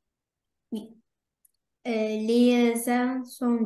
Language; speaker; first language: French; non-native, learner; Arabic